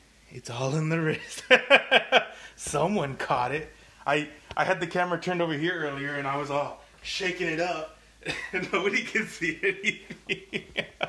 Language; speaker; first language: English; early bilingual, other home language; Spanish